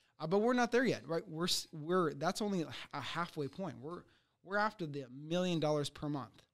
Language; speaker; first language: English; early bilingual, other home language; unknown